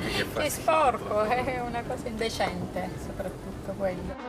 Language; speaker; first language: Italian; native; Italian